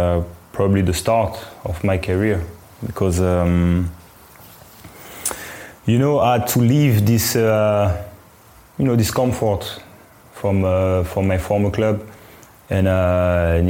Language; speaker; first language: English; non-native, fluent; French